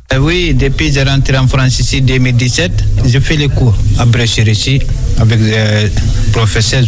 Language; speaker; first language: French; non-native, learner; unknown